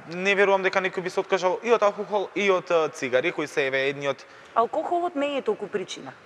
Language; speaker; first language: Macedonian; native; Macedonian